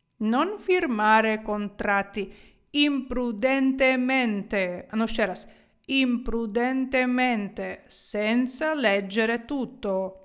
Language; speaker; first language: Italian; non-native, fluent; Ukrainian